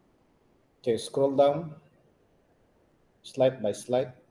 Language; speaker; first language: English; non-native, local second language; Malay